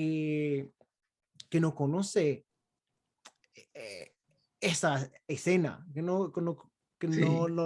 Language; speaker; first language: Spanish; non-native, fluent; English